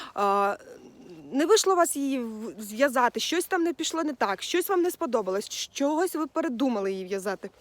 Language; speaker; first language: Ukrainian; non-native, local second language; Russian